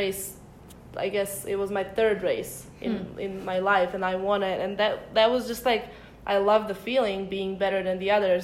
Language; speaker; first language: English; early bilingual, other home language; Bosnian